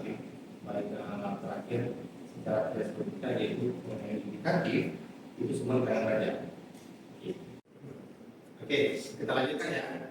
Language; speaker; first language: Indonesian; native; Indonesian